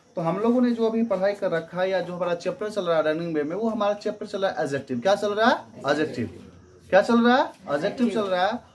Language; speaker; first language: Hindi; native; Hindi